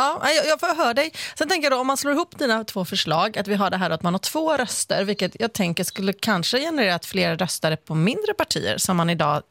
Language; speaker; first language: Swedish; native; Swedish